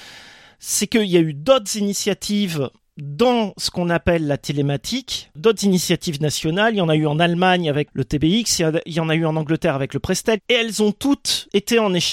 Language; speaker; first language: French; native; French